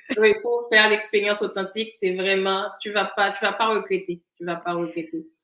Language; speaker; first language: French; non-native, local second language; Haitian Creole